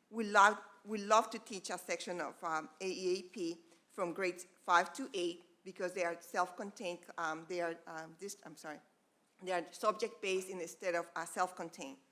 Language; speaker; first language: English; non-native, fluent; Spanish